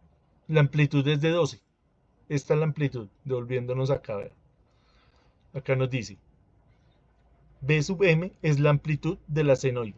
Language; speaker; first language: Spanish; native; Spanish